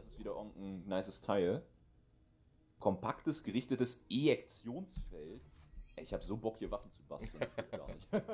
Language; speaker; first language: German; native; German